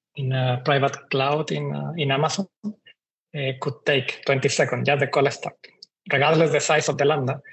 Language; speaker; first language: English; non-native, fluent; Spanish